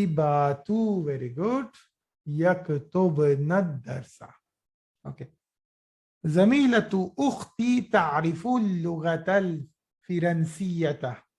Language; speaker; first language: Arabic; non-native, fluent; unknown